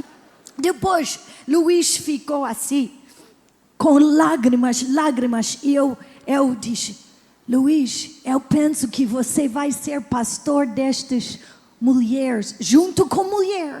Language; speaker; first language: Portuguese; non-native, learner; English